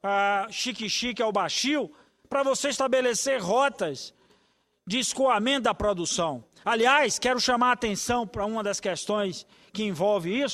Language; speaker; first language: Portuguese; native; Portuguese